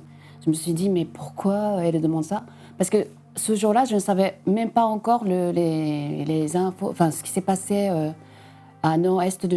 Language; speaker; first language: French; non-native, fluent; Japanese